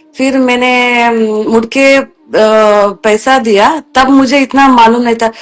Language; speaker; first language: Hindi; non-native, local second language; Kannada